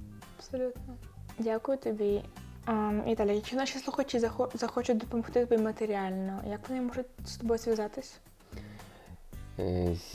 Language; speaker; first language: Ukrainian; native; Ukrainian